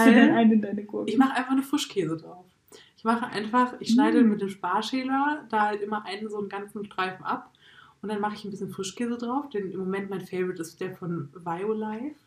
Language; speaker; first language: German; native; German